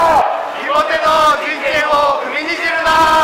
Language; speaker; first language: Japanese; native; Japanese